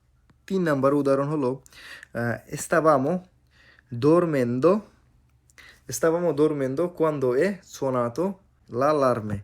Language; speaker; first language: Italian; non-native, fluent; Bangla